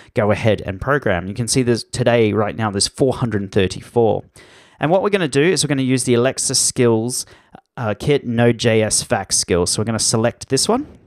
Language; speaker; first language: English; native; English